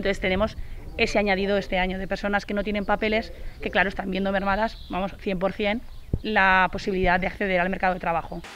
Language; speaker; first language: Spanish; native; Spanish